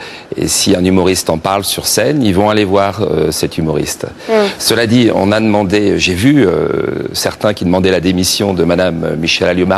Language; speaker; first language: French; native; French